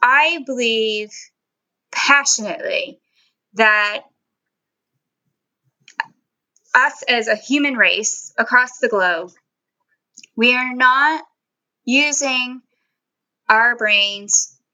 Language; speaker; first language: English; early bilingual, other home language; Spanish